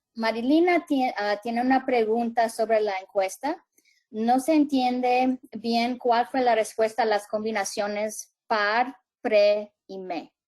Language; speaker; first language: Spanish; early bilingual, heritage; Spanish